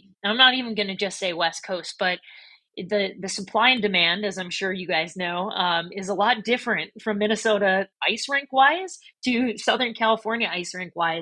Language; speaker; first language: English; native; English